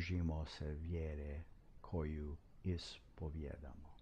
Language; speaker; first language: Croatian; non-native, fluent; English